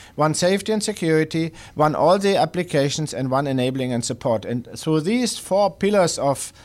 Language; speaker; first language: English; non-native, fluent; German